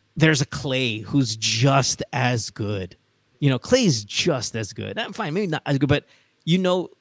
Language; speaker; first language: English; native; English